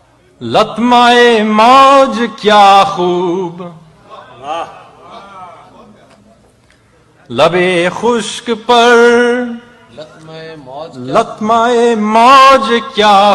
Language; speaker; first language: Urdu; non-native, fluent; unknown